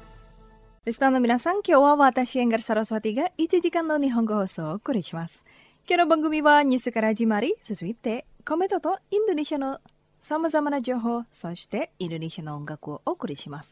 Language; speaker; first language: Japanese; non-native, fluent; Indonesian